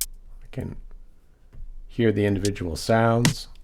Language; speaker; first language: English; native; English